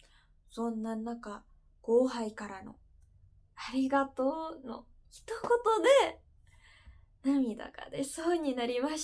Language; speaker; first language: Japanese; non-native, fluent; Indonesian